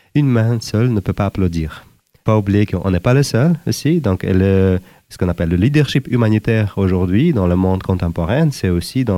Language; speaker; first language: French; non-native, fluent; Uzbek